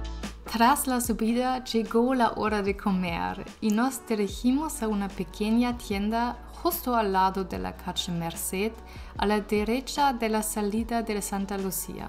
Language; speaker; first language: Spanish; non-native, learner; German